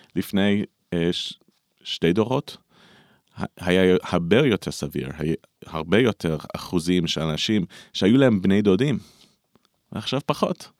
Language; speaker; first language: Hebrew; non-native, fluent; English